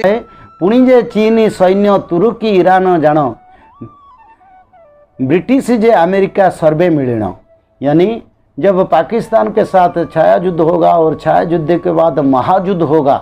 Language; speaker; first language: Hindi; non-native, local second language; Odia